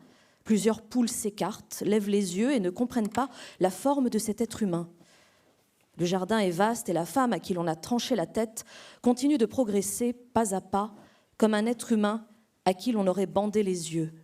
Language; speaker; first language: French; native; French